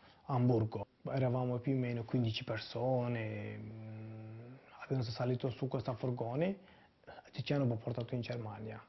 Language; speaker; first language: Italian; non-native, fluent; Kurdish